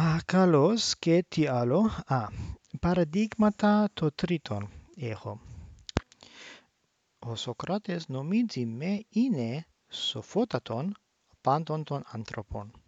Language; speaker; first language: Greek; non-native, learner; English